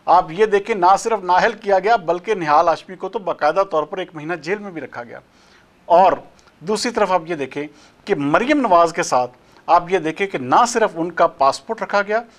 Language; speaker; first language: Urdu; native; Urdu